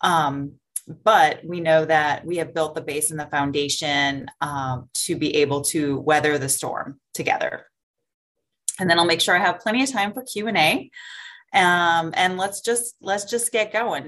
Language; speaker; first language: English; native; English